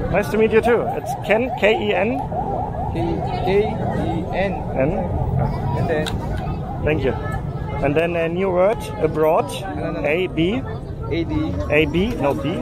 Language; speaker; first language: English; non-native, fluent; German